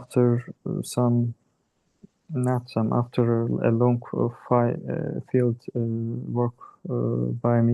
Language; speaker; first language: English; non-native, learner; Turkish